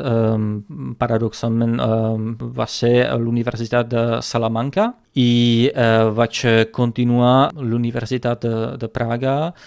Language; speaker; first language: Catalan; non-native, fluent; Czech